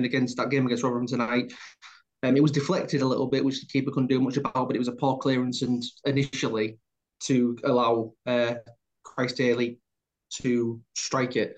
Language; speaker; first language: English; native; English